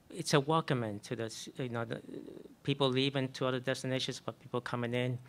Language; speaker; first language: English; native; English